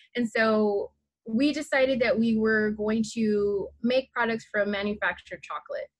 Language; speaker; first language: English; native; English